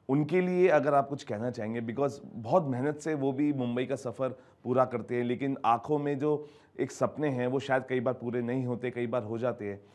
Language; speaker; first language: Hindi; native; Hindi